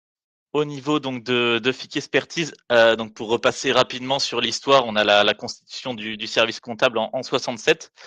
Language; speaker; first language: French; native; French